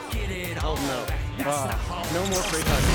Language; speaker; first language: English; native; English